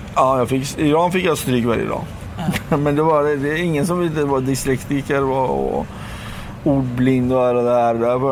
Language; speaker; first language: Swedish; non-native, fluent; Persian